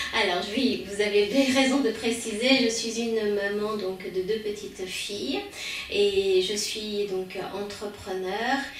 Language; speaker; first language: French; early bilingual, other home language; Khmer